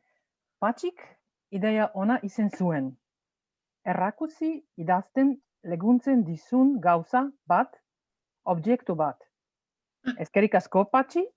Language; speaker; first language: Basque; non-native, fluent; Slovenian